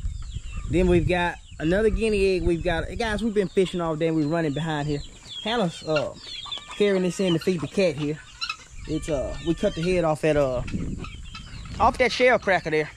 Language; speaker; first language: English; native; English